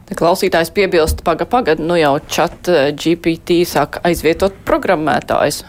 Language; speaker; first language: Latvian; native; Latvian